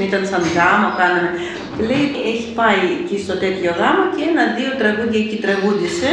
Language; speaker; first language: Greek; non-native, fluent; Ukrainian